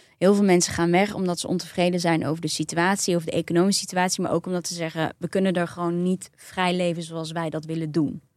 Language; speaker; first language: Dutch; early bilingual, other home language; Turkish